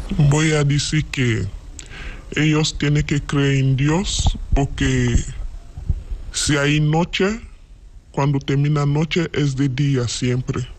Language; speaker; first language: Spanish; non-native, learner; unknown